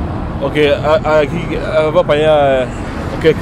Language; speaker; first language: Portuguese; non-native, learner; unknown